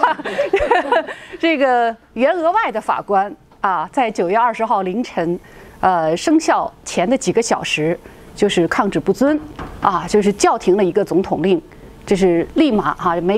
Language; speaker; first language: Chinese; native; Chinese